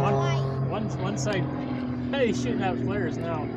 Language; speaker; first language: English; native; English